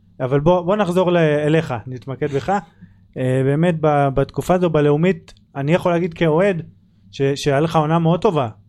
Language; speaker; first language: Hebrew; native; Hebrew